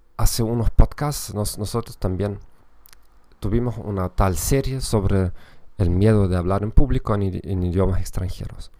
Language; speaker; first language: Spanish; non-native, fluent; German